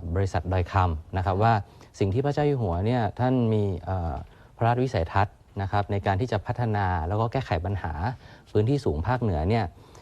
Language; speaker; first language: Thai; native; Thai